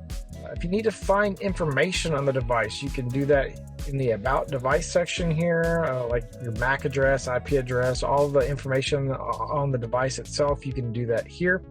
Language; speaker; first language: English; native; English